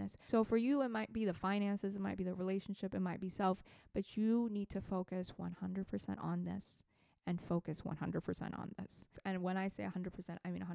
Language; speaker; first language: English; non-native, fluent; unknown